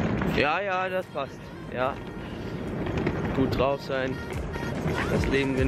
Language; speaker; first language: German; native; German